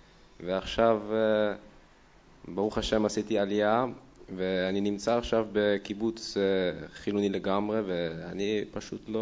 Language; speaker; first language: Hebrew; non-native, learner; Dutch